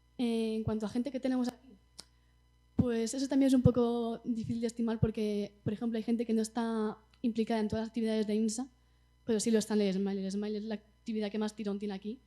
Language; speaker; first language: Spanish; native; Spanish